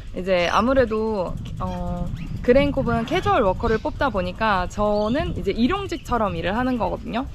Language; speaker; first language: Korean; native; Korean